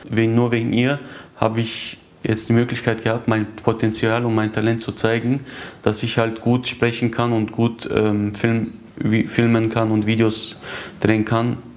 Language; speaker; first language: German; early bilingual, other home language; Chechen